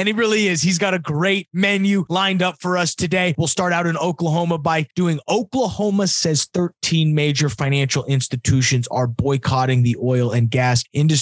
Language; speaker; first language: English; native; English